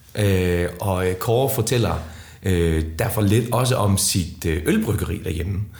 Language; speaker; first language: Danish; early bilingual, other home language; Icelandic